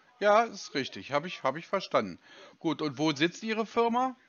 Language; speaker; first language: German; native; German